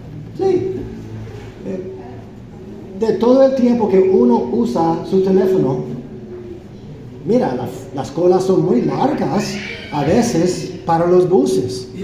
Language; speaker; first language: Spanish; non-native, fluent; English